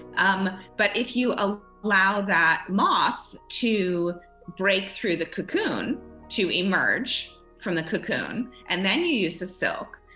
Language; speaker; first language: English; early bilingual, other home language; German